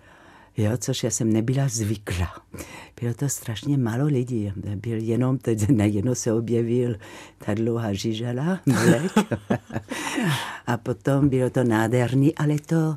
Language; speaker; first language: Czech; non-native, fluent; French